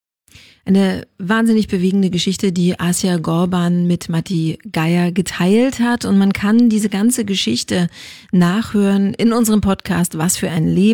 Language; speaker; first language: German; native; German